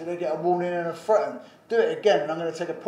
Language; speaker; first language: English; native; English